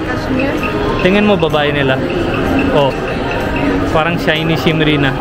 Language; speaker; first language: Filipino; non-native, learner; Hindi